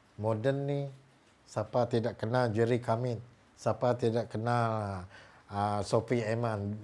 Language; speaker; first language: Malay; non-native, local second language; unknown